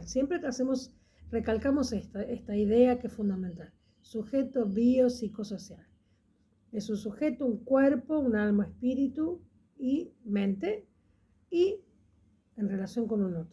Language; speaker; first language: Spanish; native; Spanish